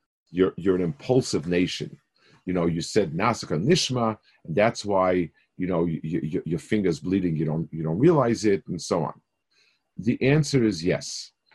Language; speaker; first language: English; native; English